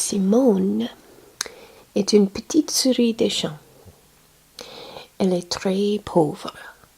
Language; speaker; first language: French; non-native, learner; English